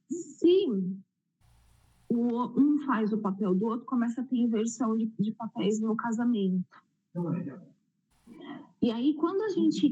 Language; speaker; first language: Portuguese; native; Portuguese